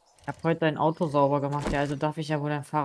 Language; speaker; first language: German; native; German